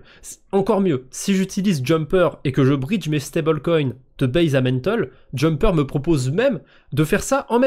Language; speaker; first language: French; native; French